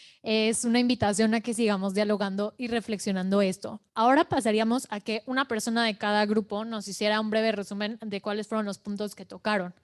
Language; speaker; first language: Spanish; native; Spanish